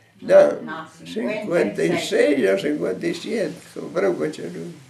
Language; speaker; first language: Portuguese; non-native, fluent; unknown